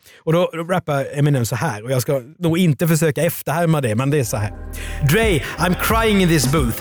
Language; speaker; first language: Swedish; native; Swedish